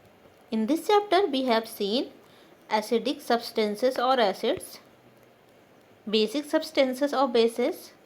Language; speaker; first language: English; non-native, local second language; Hindi